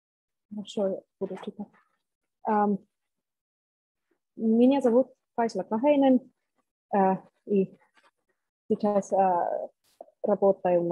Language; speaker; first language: Russian; non-native, learner; Finnish